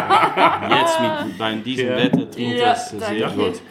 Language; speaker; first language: German; native; German